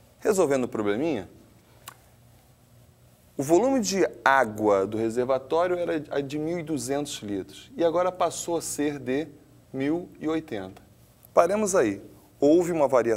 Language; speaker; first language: Portuguese; native; Portuguese